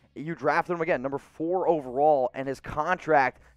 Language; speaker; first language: English; native; English